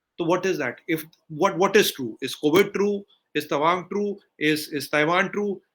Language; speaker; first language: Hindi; native; Hindi